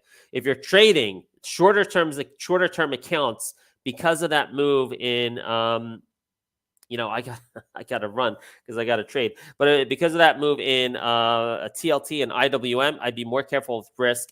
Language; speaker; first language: English; native; English